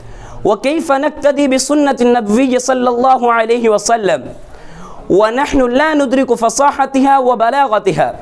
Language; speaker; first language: Arabic; non-native, learner; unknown